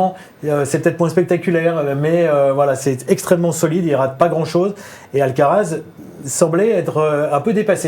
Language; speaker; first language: French; native; French